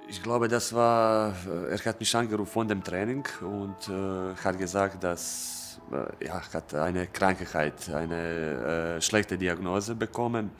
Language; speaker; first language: German; non-native, fluent; Croatian